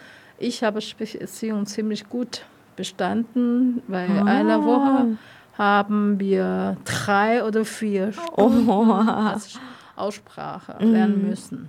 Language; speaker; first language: German; non-native, learner; Vietnamese